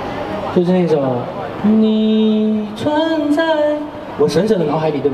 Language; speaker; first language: Chinese; native; Chinese